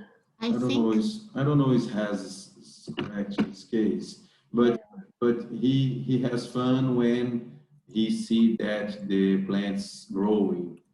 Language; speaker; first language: English; non-native, learner; Portuguese